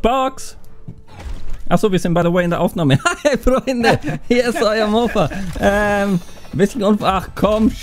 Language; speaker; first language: German; native; German